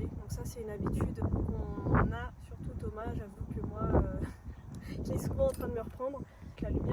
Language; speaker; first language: French; native; French